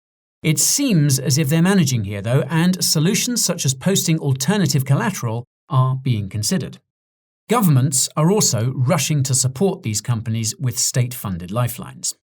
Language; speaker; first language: English; native; English